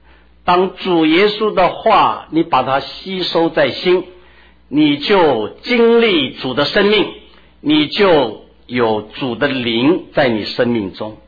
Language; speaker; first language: Chinese; native; Chinese